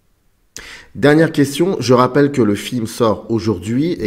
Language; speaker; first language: French; native; French